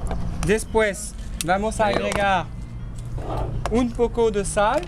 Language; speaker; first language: Spanish; non-native, learner; French